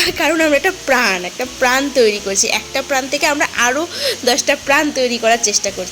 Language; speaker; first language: Bangla; native; Bangla